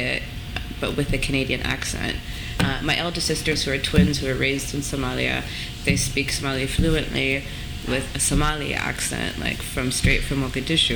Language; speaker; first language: English; native; English